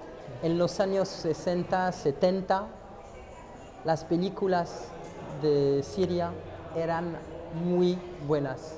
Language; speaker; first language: Spanish; non-native, fluent; French